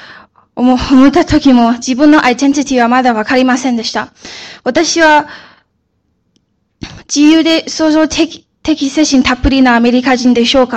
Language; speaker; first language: Japanese; early bilingual, other home language; Chinese